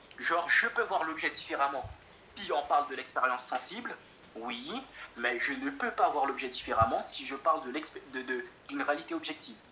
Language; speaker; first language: French; native; French